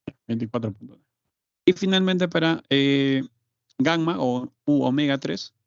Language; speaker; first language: Spanish; native; Spanish